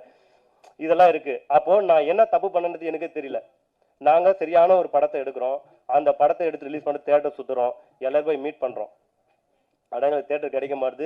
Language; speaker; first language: Tamil; native; Tamil